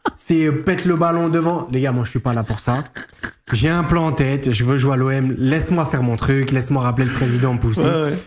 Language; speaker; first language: French; native; French